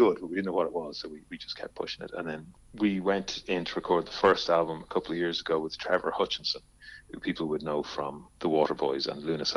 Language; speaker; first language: English; native; English